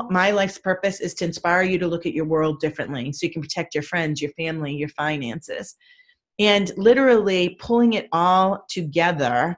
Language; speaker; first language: English; native; English